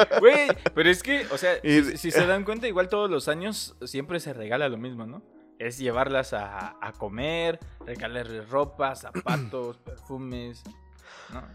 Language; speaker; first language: Spanish; native; Spanish